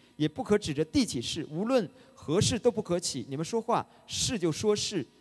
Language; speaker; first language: Chinese; native; Chinese